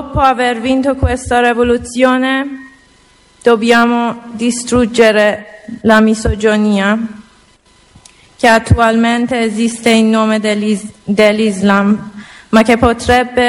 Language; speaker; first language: Italian; non-native, learner; Persian